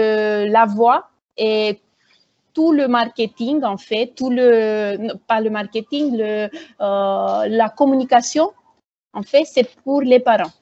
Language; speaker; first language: French; non-native, fluent; Romanian